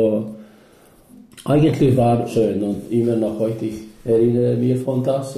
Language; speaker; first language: German; non-native, learner; Albanian